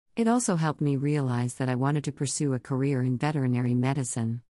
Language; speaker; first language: English; native; English